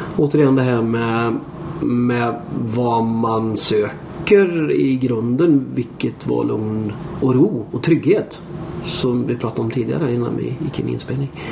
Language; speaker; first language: Swedish; native; Swedish